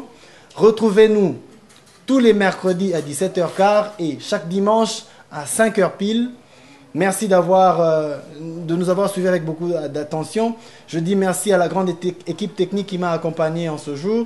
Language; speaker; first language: French; non-native, local second language; Lingala